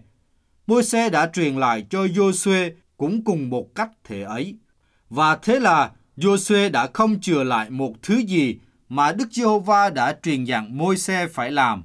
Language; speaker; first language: Vietnamese; native; Vietnamese